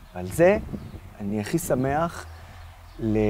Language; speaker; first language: Hebrew; non-native, local second language; Arabic